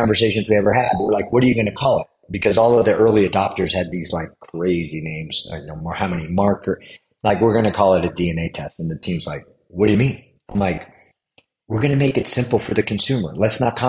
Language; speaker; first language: English; native; English